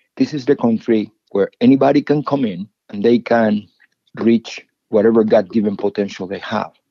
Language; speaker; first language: English; non-native, fluent; Spanish